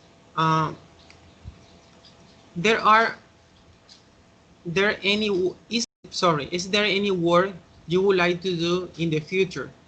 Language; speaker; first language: English; non-native, fluent; Spanish